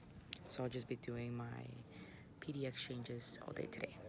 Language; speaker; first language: English; native; English